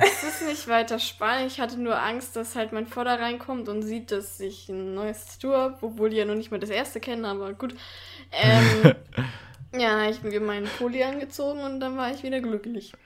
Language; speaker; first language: German; native; German